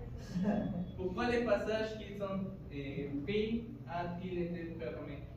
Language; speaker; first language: French; non-native, fluent; Spanish